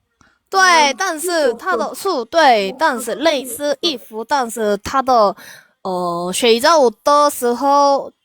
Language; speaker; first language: Chinese; non-native, learner; Korean